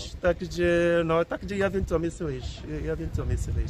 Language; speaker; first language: Czech; non-native, learner; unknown